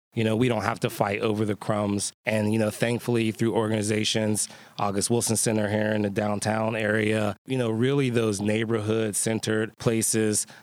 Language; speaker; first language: English; native; English